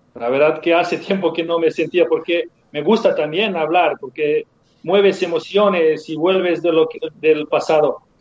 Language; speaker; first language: Spanish; non-native, fluent; Serbian